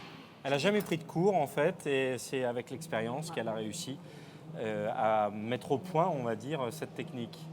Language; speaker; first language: French; native; French